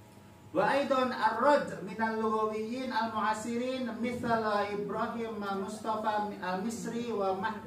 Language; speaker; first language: Arabic; non-native, fluent; Indonesian